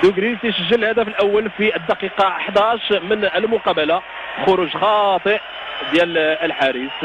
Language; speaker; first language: Arabic; native; Arabic